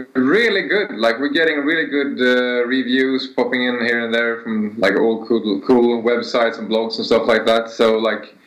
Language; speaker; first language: English; non-native, fluent; Swedish